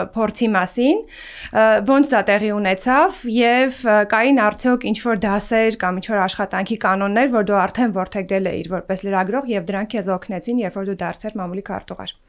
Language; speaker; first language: Armenian; native; Armenian